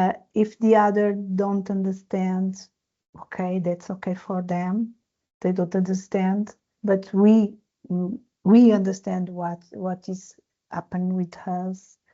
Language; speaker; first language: English; non-native, learner; Portuguese